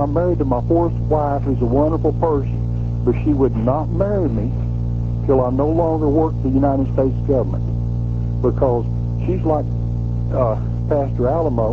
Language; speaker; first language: English; native; English